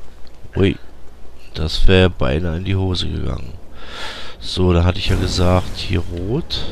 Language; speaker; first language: German; native; German